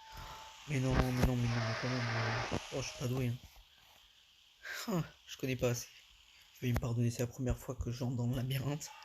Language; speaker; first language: French; native; French